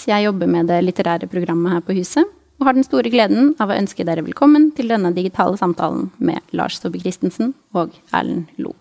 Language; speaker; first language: Norwegian; native; Norwegian